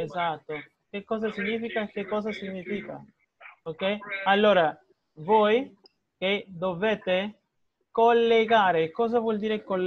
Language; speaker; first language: Italian; non-native, fluent; Spanish